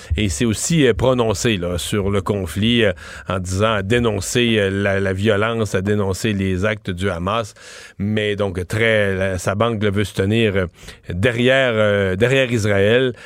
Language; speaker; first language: French; native; French